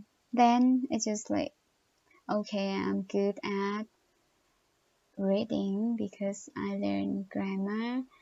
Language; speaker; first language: English; non-native, learner; Thai